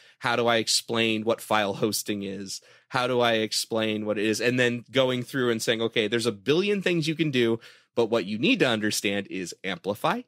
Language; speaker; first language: English; native; English